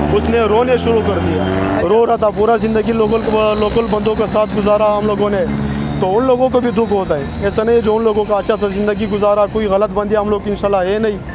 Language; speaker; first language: Urdu; early bilingual, other home language; Pashto